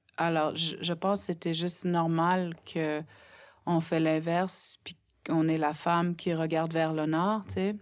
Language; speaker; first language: French; non-native, local second language; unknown